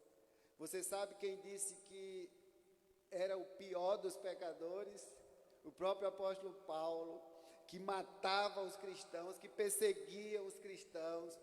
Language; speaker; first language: Portuguese; native; Portuguese